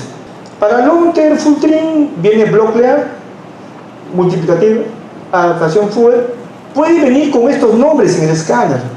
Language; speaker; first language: Spanish; native; Spanish